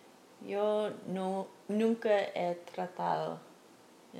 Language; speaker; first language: Spanish; non-native, fluent; English